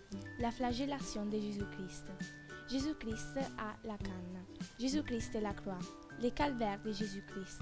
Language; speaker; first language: French; non-native, learner; Italian